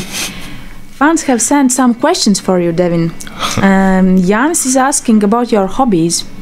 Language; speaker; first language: English; non-native, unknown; Latvian